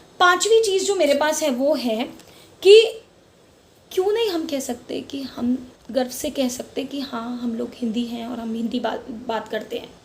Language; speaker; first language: Hindi; non-native, local second language; Marwari